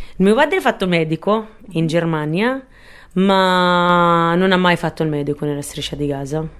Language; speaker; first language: Italian; non-native, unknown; Arabic